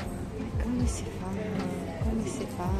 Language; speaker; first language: Italian; non-native, learner; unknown